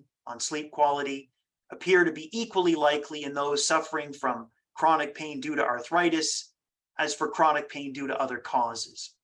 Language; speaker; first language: English; native; English